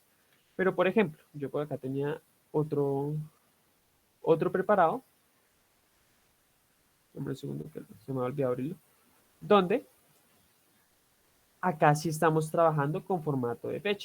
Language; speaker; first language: Spanish; native; Spanish